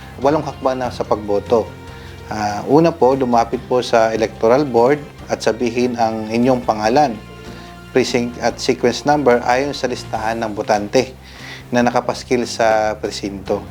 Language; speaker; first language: Filipino; native; Filipino